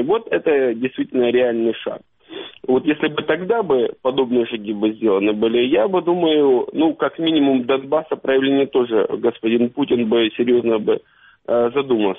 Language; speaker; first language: Russian; native; Russian